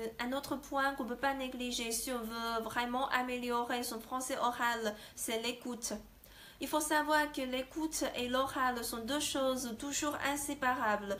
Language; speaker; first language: French; non-native, fluent; Chinese